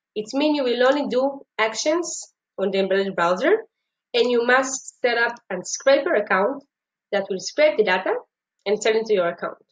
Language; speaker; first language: English; non-native, fluent; Hebrew